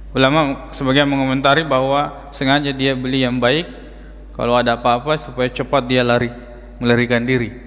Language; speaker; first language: Malay; native; Malay